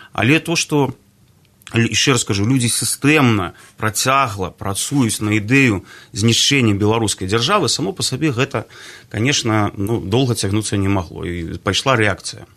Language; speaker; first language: Belarusian; non-native, local second language; Russian